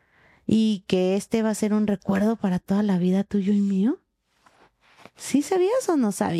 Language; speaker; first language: Spanish; native; Spanish